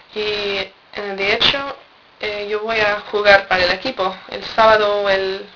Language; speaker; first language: Spanish; non-native, fluent; English